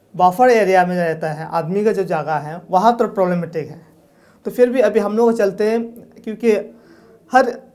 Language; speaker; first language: Hindi; non-native, local second language; Nyishi